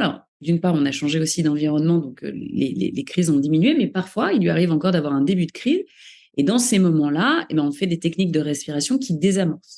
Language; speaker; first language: French; native; French